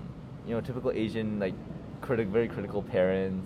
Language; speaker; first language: English; native; English